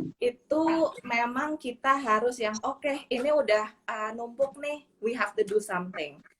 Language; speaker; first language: Indonesian; native; Indonesian